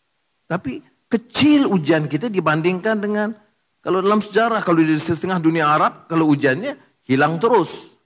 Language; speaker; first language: Malay; native; Malay